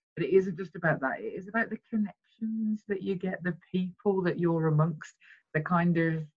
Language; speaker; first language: English; native; English